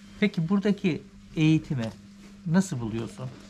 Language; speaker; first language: Turkish; native; Turkish